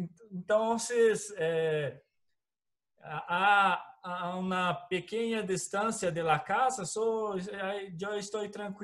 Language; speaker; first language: Spanish; non-native, learner; Portuguese